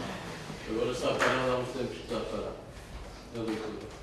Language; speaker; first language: Portuguese; native; Portuguese